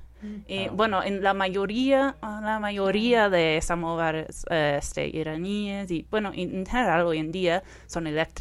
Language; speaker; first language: Spanish; non-native, fluent; English